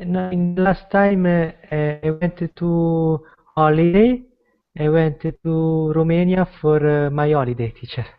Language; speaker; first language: English; non-native, learner; Italian